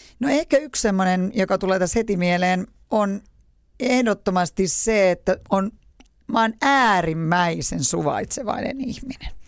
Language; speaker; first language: Finnish; native; Finnish